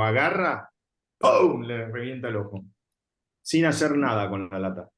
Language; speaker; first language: Spanish; native; Spanish